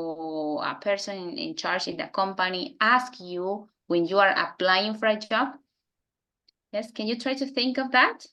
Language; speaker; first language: English; non-native, fluent; Spanish